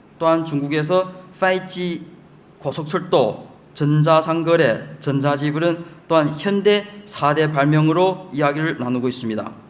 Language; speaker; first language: Korean; early bilingual, heritage; Chinese